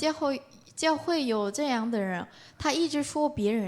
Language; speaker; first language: Chinese; non-native, learner; Korean